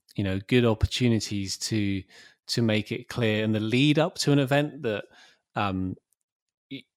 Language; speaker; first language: English; native; English